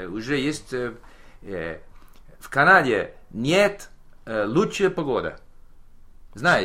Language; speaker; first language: Russian; non-native, learner; English